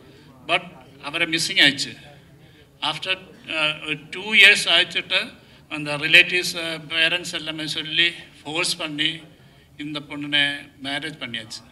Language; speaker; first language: Tamil; non-native, learner; Malayalam